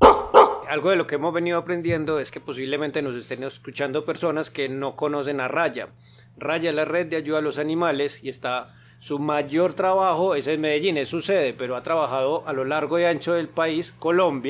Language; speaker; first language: Spanish; native; Spanish